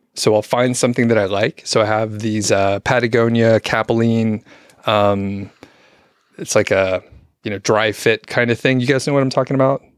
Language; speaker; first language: English; early bilingual, other home language; Filipino